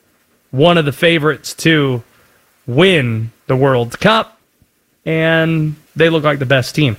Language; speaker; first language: English; native; English